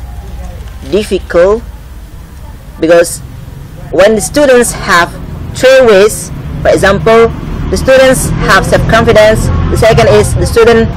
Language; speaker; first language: English; non-native, learner; Indonesian